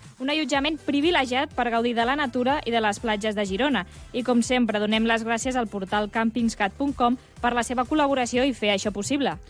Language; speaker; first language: Catalan; native; Catalan